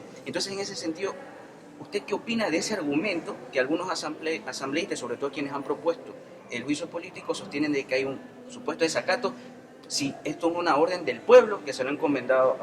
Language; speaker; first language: Spanish; native; Spanish